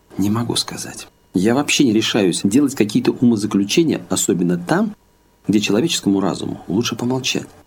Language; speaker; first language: Russian; native; Russian